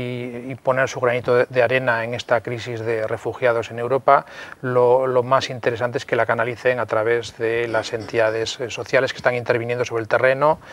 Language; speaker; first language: Spanish; native; Spanish